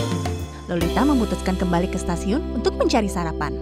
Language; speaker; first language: Indonesian; native; Indonesian